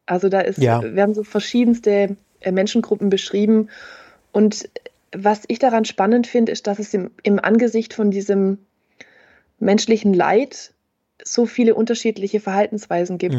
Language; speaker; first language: German; native; German